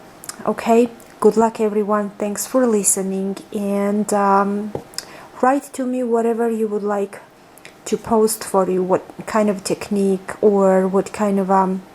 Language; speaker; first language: English; non-native, fluent; Georgian